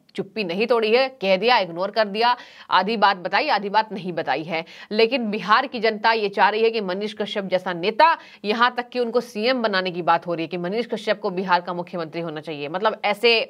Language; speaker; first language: Hindi; native; Hindi